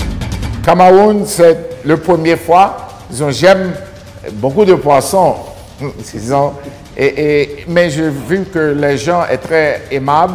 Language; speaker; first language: French; non-native, learner; Haitian Creole